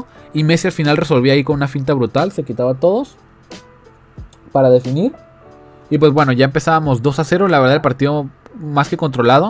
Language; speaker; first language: Spanish; native; Spanish